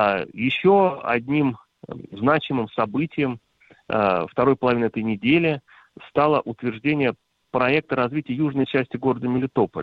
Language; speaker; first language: Russian; native; Russian